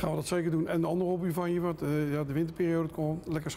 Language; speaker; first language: Dutch; native; Dutch